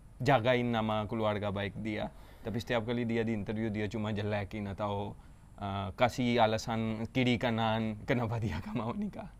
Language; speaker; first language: Indonesian; non-native, fluent; Urdu